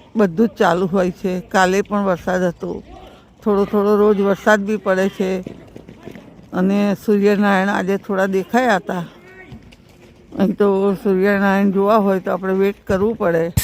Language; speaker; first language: Gujarati; native; Gujarati